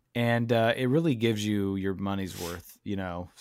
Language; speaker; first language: English; native; English